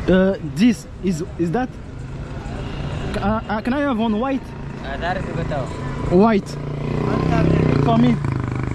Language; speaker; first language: English; non-native, learner; French